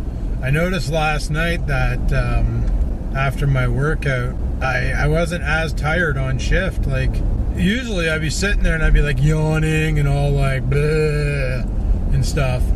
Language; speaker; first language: English; native; English